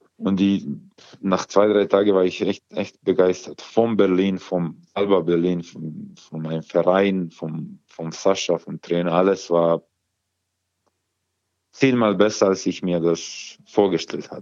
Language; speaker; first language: German; non-native, learner; Croatian